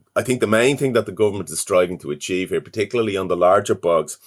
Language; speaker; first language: English; native; English